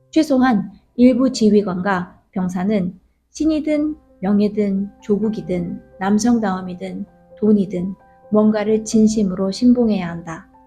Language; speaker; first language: Korean; native; Korean